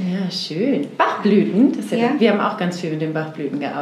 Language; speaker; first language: German; native; German